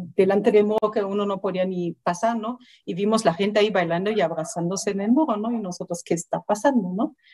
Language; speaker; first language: Spanish; non-native, fluent; German